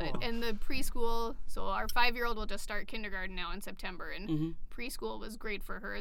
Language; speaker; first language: English; native; English